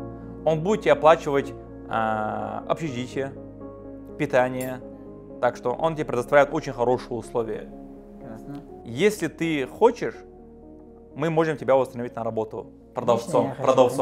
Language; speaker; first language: Russian; native; Russian